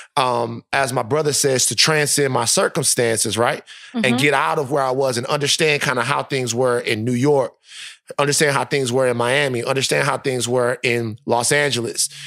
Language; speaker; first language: English; native; English